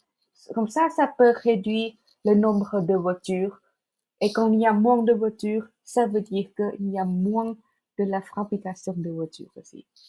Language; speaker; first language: French; non-native, fluent; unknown